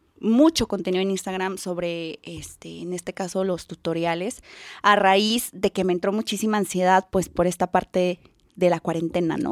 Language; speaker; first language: Spanish; native; Spanish